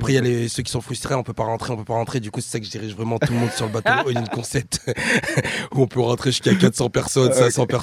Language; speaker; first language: French; native; French